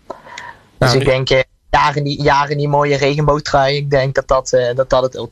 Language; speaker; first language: Dutch; native; Dutch